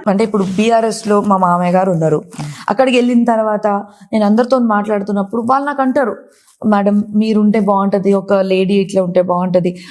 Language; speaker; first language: Telugu; non-native, local second language; Kannada